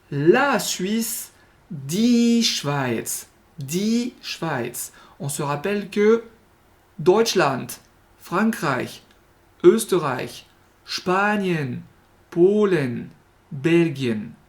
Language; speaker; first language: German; non-native, fluent; French